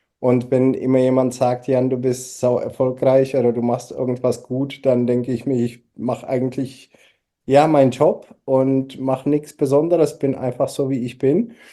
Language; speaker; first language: German; early bilingual, other home language; Czech